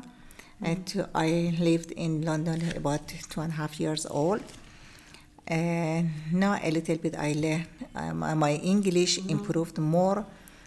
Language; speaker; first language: English; non-native, learner; Persian